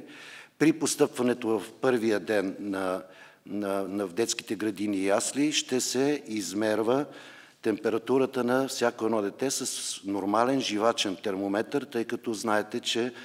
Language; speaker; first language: Bulgarian; native; Bulgarian